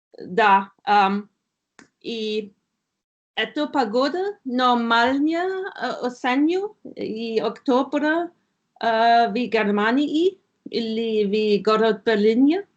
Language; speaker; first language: Russian; non-native, learner; German